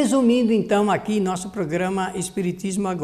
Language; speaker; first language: Portuguese; native; Portuguese